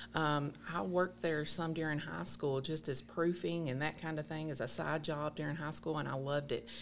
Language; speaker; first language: English; native; English